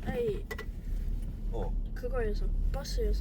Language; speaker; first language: Korean; early bilingual, heritage; English